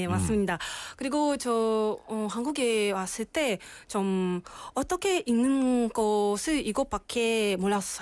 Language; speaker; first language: Korean; non-native, learner; Russian